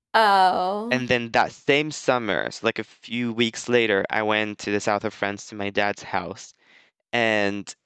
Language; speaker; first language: English; non-native, fluent; French